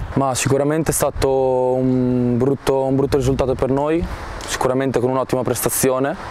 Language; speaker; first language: Italian; native; Italian